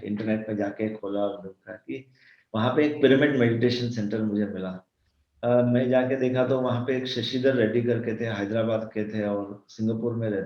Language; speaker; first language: Hindi; non-native, local second language; Kannada